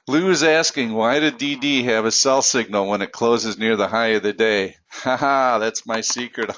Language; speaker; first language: English; native; English